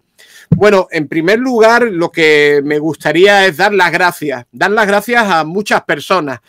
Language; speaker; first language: Spanish; native; Spanish